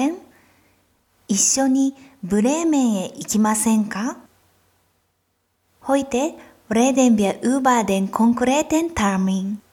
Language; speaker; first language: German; non-native, fluent; Japanese